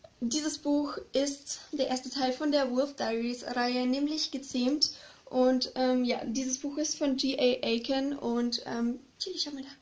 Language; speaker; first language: German; native; German